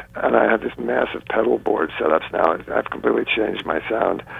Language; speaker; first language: English; native; English